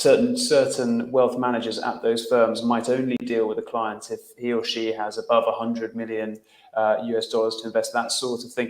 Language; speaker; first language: English; native; English